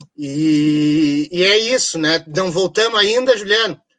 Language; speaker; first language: Portuguese; native; Portuguese